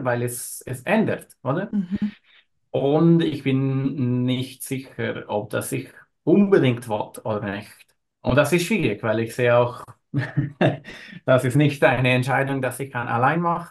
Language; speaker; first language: German; non-native, learner; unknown